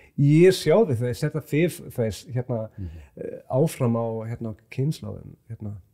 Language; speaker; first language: Icelandic; non-native, fluent; English